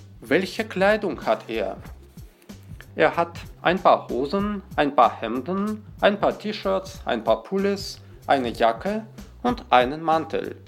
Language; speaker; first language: German; non-native, fluent; Russian